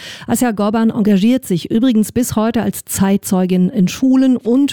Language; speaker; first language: German; native; German